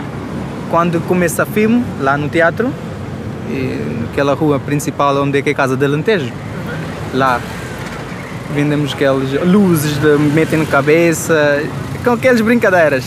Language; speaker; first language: Portuguese; non-native, fluent; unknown